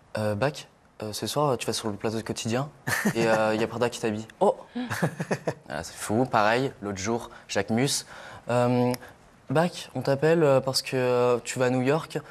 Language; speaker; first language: French; native; French